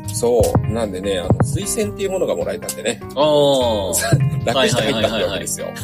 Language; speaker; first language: Japanese; native; Japanese